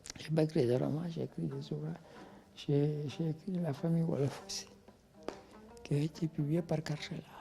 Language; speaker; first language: French; non-native, local second language; Wolof